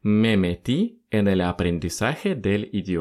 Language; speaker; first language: Spanish; non-native, fluent; Russian